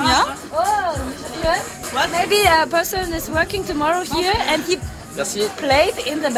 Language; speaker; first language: English; non-native, learner; German